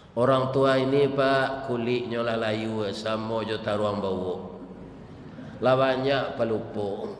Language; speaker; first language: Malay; non-native, local second language; Minangkabau